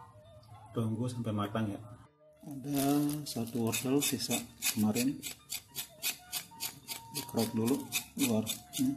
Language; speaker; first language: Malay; non-native, local second language; Sundanese